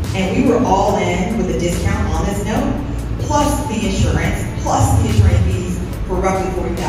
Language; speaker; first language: English; native; English